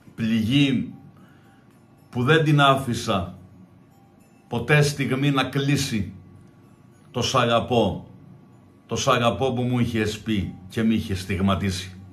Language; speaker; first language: Greek; native; Greek